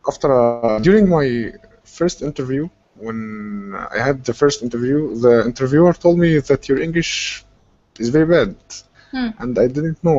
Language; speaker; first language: English; non-native, fluent; Arabic